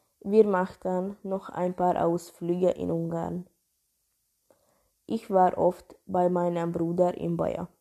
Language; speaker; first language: German; non-native, learner; Hungarian